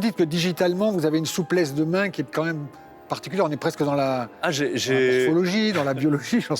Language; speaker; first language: French; native; French